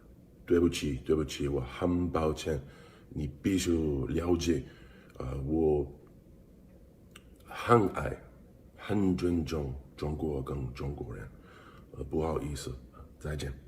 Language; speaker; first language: Chinese; non-native, learner; English